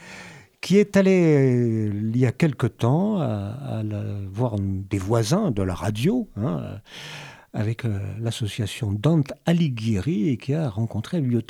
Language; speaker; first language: French; native; French